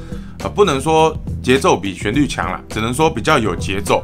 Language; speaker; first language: Chinese; native; Chinese